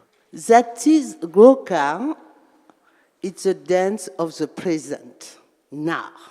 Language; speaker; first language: English; non-native, learner; French